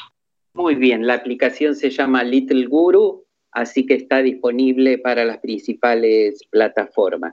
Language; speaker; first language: Spanish; native; Spanish